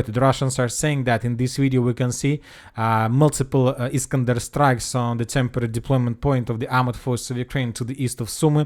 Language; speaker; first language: English; non-native, fluent; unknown